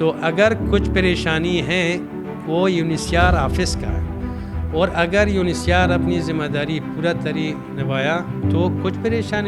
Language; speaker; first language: Hindi; non-native, fluent; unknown